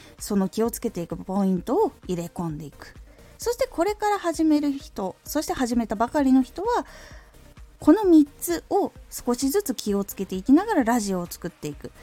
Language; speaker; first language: Japanese; native; Japanese